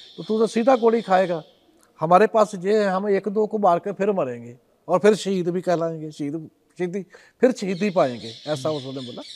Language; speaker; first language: Hindi; non-native, local second language; Punjabi